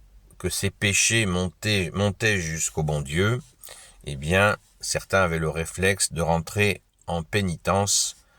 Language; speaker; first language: French; native; French